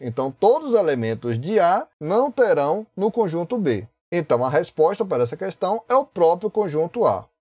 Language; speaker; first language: Portuguese; native; Portuguese